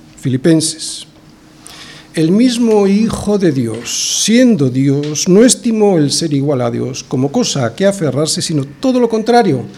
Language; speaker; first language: Spanish; native; Spanish